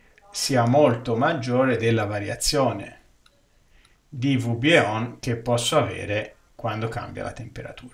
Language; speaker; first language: Italian; native; Italian